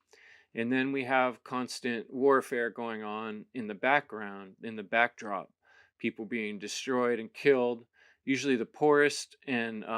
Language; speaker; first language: English; native; English